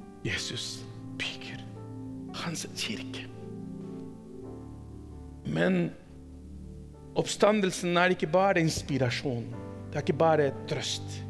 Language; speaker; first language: Norwegian; non-native, fluent; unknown